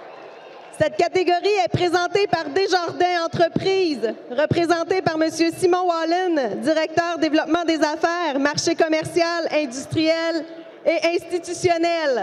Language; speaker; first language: French; native; French